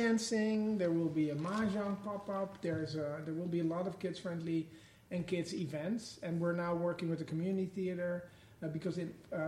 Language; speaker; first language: English; non-native, fluent; Dutch